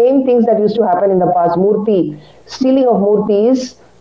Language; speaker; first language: English; non-native, local second language; Kannada